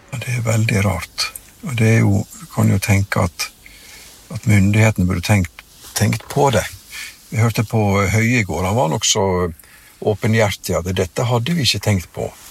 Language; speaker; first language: Norwegian; native; Norwegian